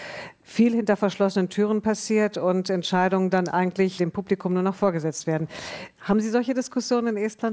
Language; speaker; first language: German; native; German